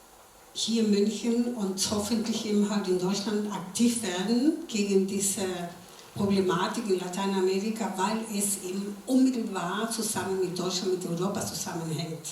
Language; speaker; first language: German; non-native, fluent; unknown